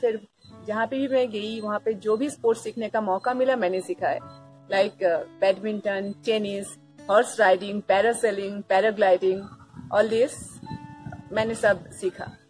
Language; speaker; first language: Hindi; non-native, local second language; Bangla